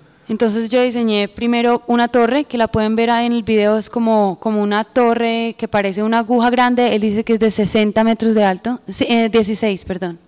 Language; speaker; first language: Spanish; native; Spanish